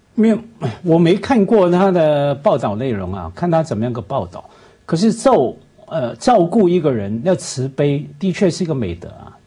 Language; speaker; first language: Chinese; non-native, local second language; Cantonese